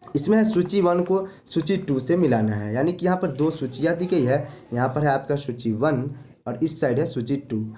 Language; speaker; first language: Hindi; native; Hindi